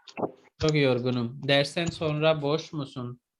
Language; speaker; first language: Turkish; non-native, fluent; Urdu